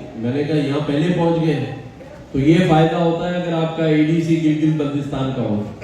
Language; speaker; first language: Urdu; native; Urdu